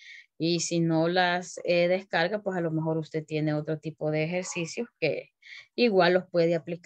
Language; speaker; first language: Spanish; native; Spanish